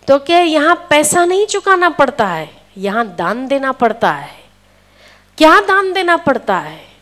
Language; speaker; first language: Hindi; non-native, local second language; Gujarati